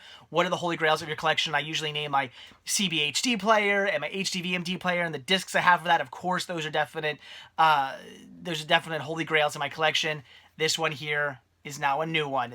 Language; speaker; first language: English; native; English